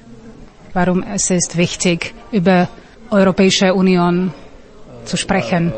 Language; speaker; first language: German; non-native, learner; Slovak